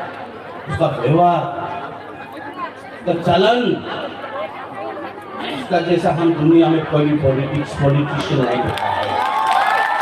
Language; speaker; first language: Hindi; non-native, local second language; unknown